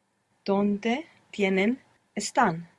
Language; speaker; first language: Spanish; non-native, learner; English